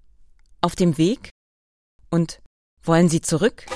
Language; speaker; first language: German; native; German